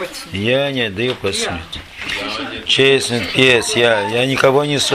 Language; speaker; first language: Latvian; non-native, learner; Russian